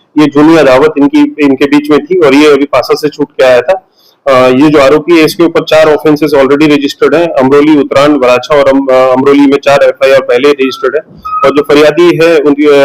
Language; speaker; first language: Hindi; non-native, local second language; Gujarati